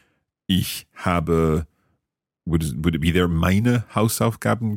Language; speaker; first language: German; non-native, learner; English